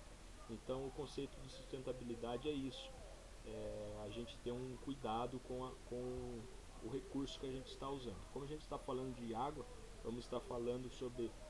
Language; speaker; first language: Portuguese; native; Portuguese